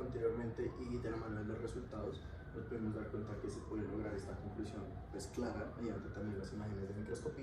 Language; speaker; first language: Spanish; native; Spanish